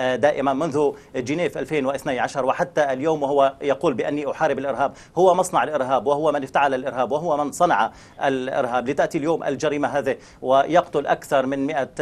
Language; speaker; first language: Arabic; native; Arabic